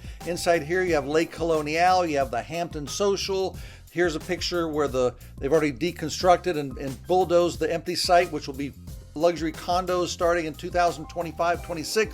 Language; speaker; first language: English; native; English